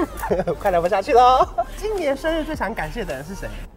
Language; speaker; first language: Chinese; native; Chinese